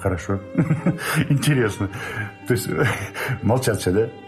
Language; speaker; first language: Russian; native; Russian